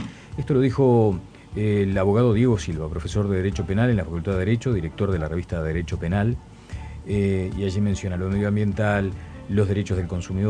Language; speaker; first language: Spanish; native; Spanish